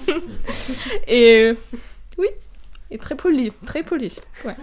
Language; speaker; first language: French; non-native, fluent; German